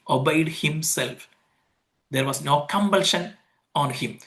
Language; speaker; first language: English; non-native, local second language; Malayalam